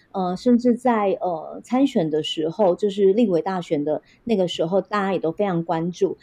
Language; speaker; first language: Chinese; native; Chinese